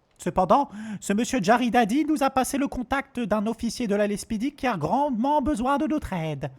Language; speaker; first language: French; native; French